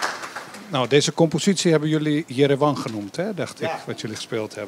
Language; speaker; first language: Dutch; native; Dutch